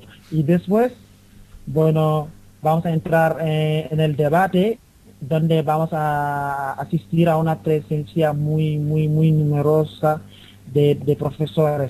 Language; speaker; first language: Spanish; non-native, learner; Wolof